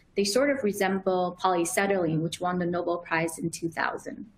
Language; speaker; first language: English; native; English